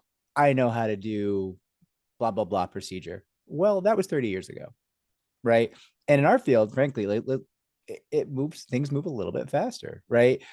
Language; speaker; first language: English; native; English